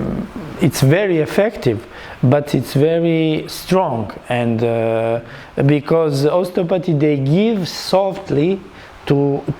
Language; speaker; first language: English; non-native, learner; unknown